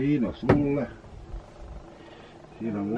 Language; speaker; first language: Finnish; native; Finnish